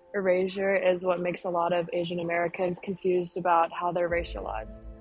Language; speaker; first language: English; native; English